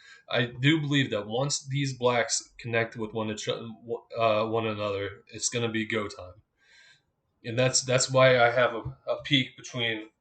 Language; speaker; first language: English; native; English